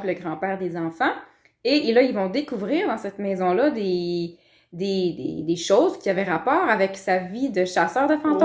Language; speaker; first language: French; native; French